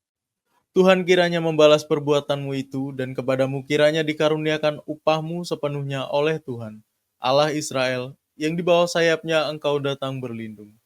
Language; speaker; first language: Indonesian; native; Indonesian